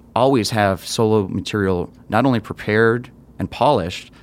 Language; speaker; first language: English; native; English